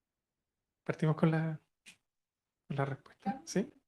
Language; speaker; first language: Spanish; native; Spanish